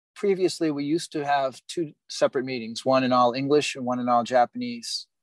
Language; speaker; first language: English; native; English